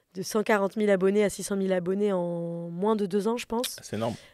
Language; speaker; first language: French; native; French